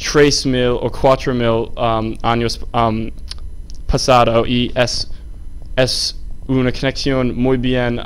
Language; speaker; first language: Spanish; non-native, learner; English